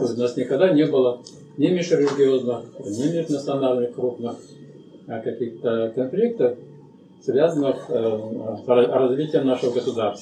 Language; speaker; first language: Russian; native; Russian